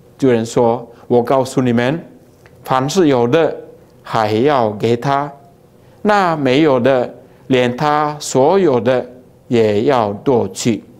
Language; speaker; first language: Chinese; early bilingual, heritage; Chinese